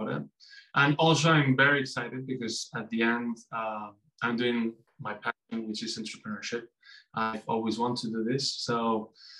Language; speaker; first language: English; non-native, fluent; Spanish